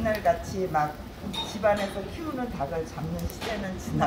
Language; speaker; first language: Korean; native; Korean